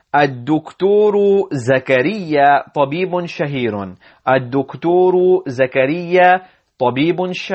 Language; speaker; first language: Arabic; non-native, fluent; English